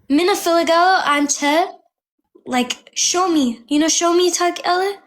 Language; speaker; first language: English; non-native, learner; Amharic